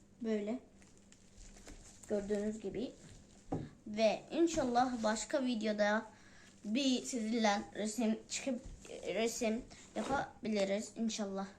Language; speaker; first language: Turkish; non-native, learner; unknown